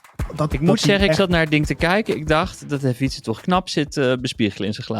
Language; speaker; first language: Dutch; native; Dutch